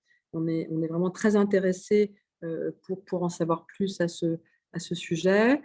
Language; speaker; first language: French; native; French